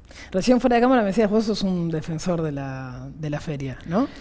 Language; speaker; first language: Spanish; native; Spanish